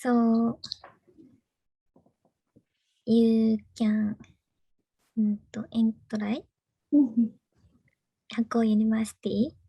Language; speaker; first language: English; non-native, learner; Japanese